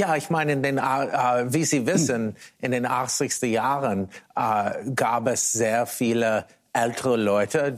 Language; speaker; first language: German; non-native, fluent; English